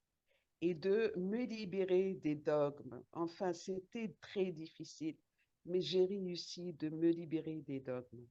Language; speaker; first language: French; non-native, local second language; Arabic